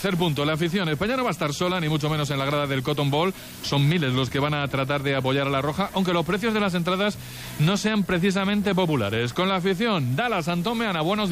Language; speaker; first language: Spanish; native; Spanish